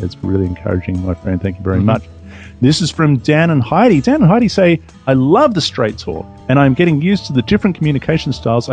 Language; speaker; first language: English; native; English